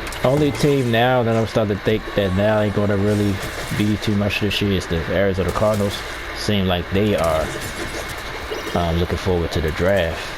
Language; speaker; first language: English; native; English